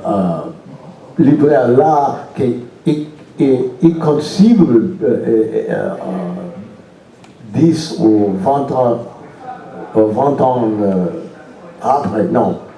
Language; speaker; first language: French; non-native, learner; English